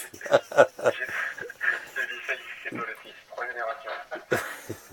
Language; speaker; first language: French; native; French